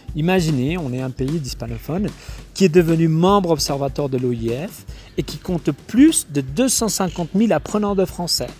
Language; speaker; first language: French; non-native, fluent; Spanish